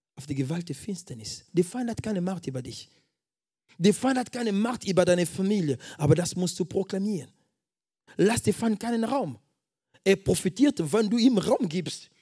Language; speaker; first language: German; non-native, fluent; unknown